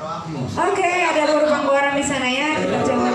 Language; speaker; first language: Indonesian; native; Indonesian